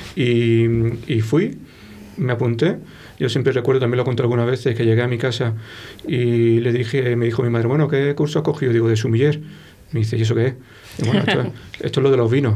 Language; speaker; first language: Spanish; native; Spanish